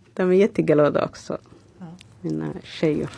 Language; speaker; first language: Swedish; non-native, learner; Somali